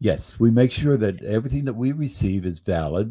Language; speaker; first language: English; native; English